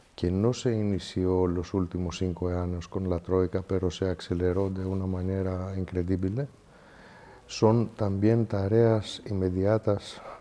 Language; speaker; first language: Spanish; non-native, fluent; Greek